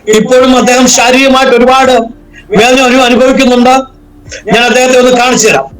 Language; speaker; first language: Malayalam; native; Malayalam